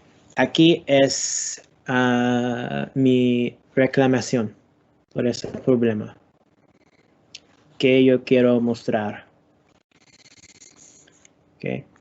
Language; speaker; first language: Spanish; non-native, learner; English